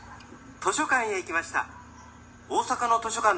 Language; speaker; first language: Japanese; non-native, learner; Filipino